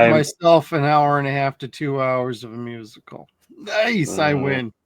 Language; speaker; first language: English; native; English